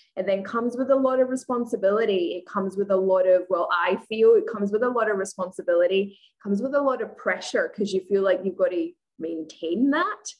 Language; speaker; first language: English; native; English